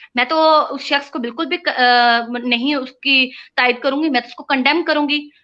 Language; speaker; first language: Urdu; non-native, local second language; Punjabi